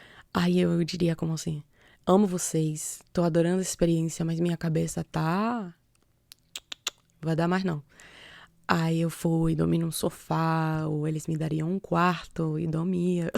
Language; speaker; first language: Portuguese; non-native, fluent; English